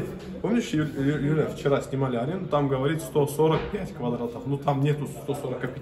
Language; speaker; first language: Russian; non-native, fluent; Turkish